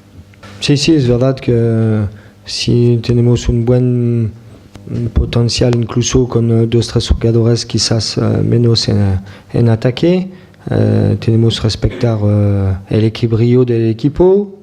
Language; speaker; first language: Spanish; non-native, fluent; French